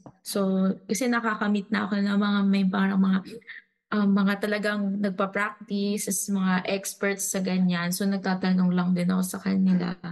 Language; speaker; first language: Filipino; non-native, local second language; Cebuano